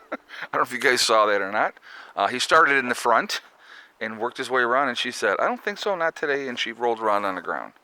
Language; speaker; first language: English; native; English